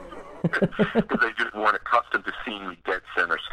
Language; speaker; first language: English; native; English